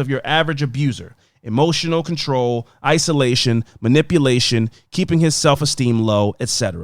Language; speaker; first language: English; native; English